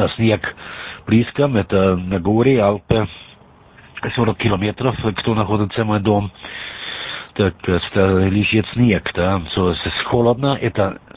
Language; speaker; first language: Russian; non-native, learner; German